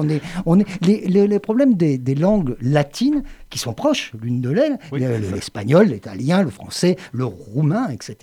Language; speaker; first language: French; native; French